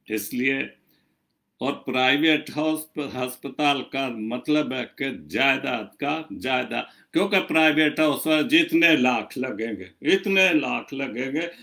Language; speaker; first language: Urdu; non-native, local second language; Punjabi